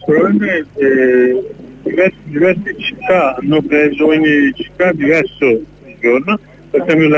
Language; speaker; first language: Italian; non-native, learner; Kurdish